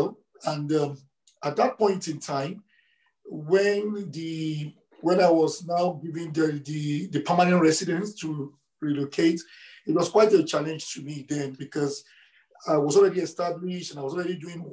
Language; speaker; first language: English; non-native, local second language; Yoruba